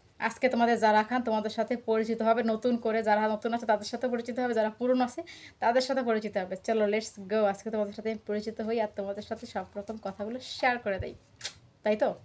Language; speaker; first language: Bangla; native; Bangla